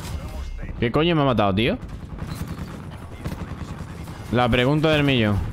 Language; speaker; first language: Spanish; native; Spanish